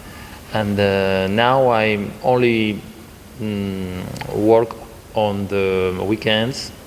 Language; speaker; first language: English; non-native, learner; Spanish